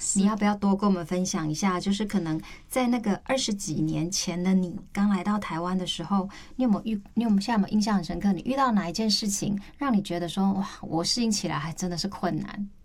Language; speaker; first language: Chinese; native; Chinese